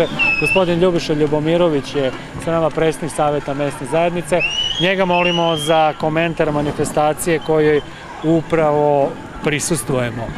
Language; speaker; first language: Serbian; native; Serbian